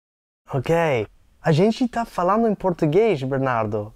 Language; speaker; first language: Portuguese; non-native, learner; English